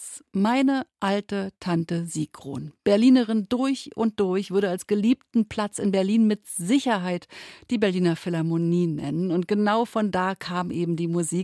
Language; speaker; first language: German; native; German